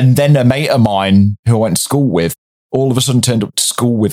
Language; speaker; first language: English; native; English